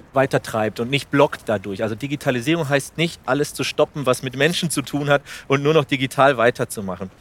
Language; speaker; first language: German; non-native, fluent; Spanish